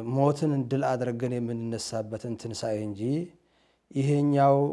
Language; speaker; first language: Amharic; native; Amharic